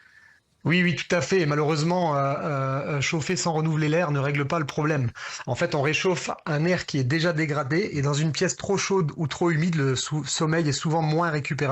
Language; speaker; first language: French; native; French